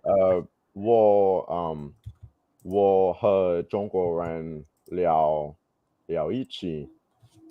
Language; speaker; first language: Chinese; non-native, learner; English